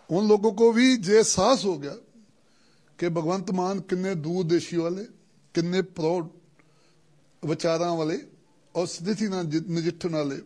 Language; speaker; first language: Hindi; non-native, local second language; Punjabi